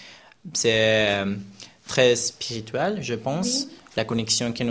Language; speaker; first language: French; non-native, learner; Spanish